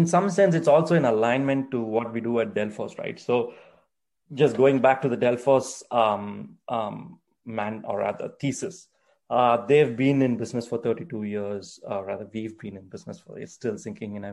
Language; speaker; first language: English; non-native, local second language; Tamil